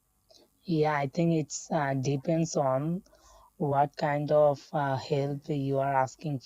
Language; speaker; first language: English; non-native, learner; Bangla